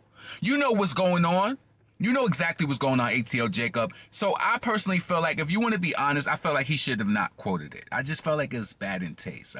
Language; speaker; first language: English; native; English